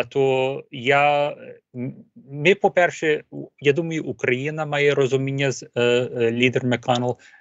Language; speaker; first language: Ukrainian; early bilingual, heritage; Ukrainian